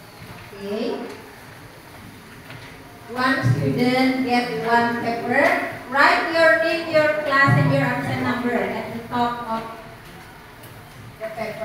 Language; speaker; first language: English; non-native, learner; Indonesian